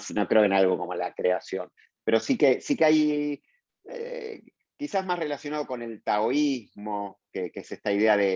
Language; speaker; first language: Spanish; native; Spanish